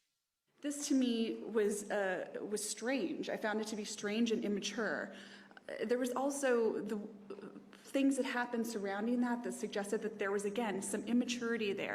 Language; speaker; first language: English; native; English